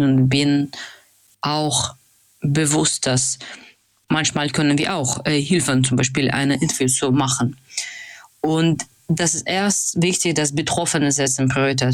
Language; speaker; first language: German; non-native, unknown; Russian